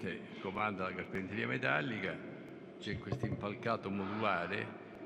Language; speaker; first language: Italian; native; Italian